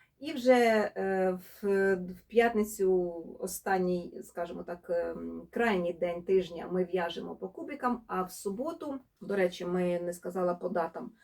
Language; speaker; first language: Ukrainian; non-native, local second language; Russian